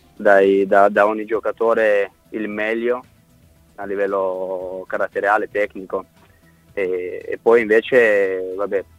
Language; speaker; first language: Italian; non-native, fluent; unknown